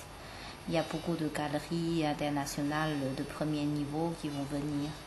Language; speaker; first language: French; non-native, fluent; Chinese